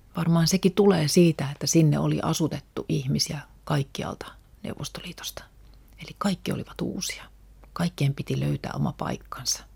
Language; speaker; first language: Finnish; non-native, local second language; Russian